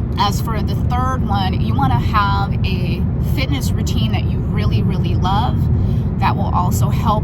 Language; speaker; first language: English; native; English